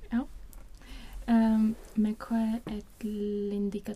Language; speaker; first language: French; non-native, learner; Swedish